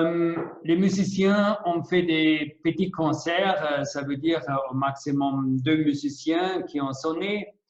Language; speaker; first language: French; non-native, fluent; German